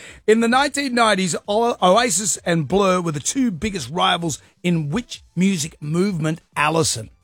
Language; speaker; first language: English; native; English